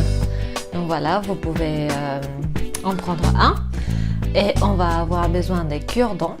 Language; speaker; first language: French; non-native, fluent; Spanish